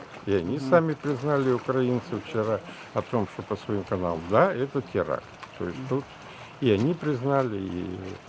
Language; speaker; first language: Russian; native; Russian